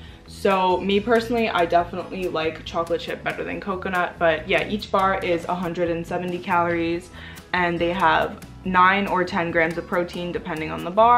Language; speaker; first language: English; native; English